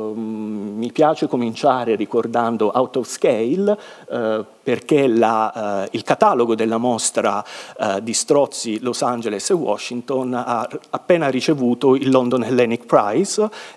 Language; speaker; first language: Italian; native; Italian